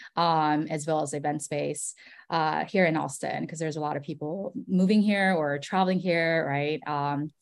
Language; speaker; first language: English; early bilingual, other home language; Korean